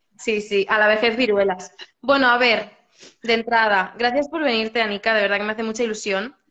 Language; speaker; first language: Spanish; native; Spanish